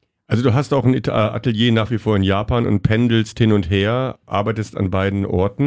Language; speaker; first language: German; native; German